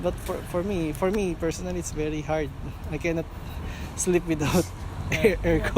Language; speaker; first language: English; non-native, learner; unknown